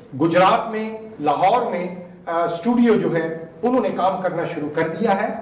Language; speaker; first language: Urdu; non-native, local second language; Punjabi